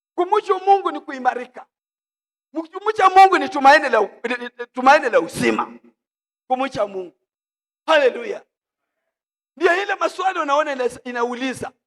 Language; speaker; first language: Swahili; non-native, local second language; Luo (Kenya and Tanzania)